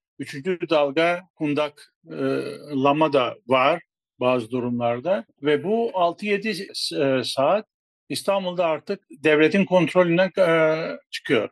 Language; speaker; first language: Turkish; non-native, local second language; Greek